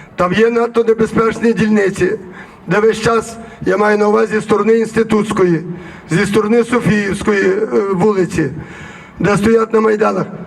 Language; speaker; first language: Ukrainian; native; Ukrainian